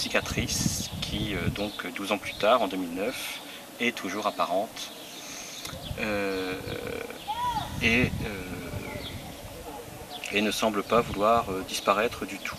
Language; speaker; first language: French; native; French